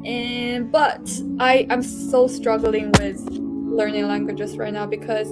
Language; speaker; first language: English; non-native, fluent; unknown